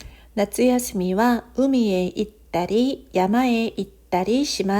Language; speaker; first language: Japanese; non-native, fluent; Korean